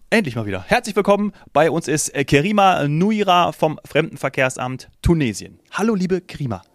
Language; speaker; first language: German; native; German